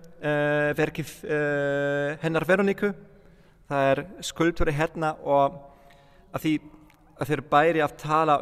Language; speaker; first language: Icelandic; non-native, fluent; Polish